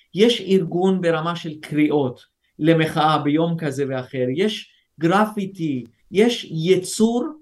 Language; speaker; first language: Hebrew; early bilingual, other home language; Persian